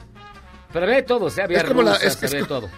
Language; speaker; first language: Spanish; native; Spanish